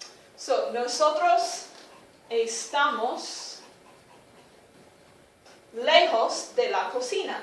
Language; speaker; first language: Spanish; non-native, fluent; English